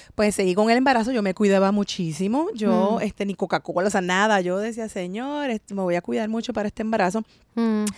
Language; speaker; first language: Spanish; native; Spanish